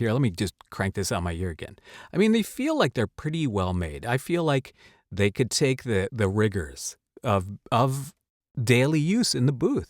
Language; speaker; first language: English; native; English